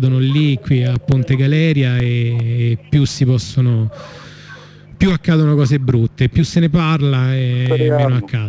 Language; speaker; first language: Italian; native; Italian